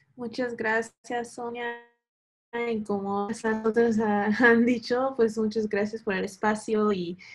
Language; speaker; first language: Spanish; early bilingual, heritage; Spanish